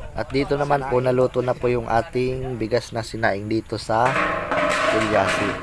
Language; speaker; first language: Filipino; non-native, local second language; Bikol